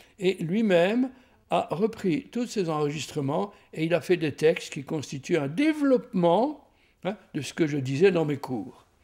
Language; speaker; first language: French; native; French